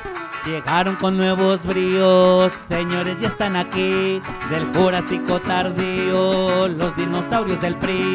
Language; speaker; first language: Spanish; native; Spanish